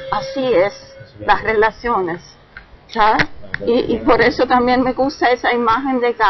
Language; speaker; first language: Spanish; non-native, fluent; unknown